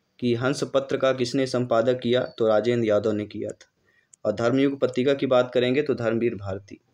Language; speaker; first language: Hindi; native; Hindi